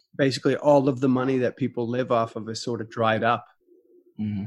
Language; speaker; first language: English; native; English